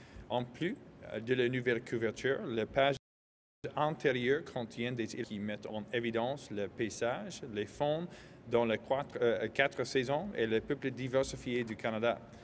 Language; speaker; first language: French; non-native, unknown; English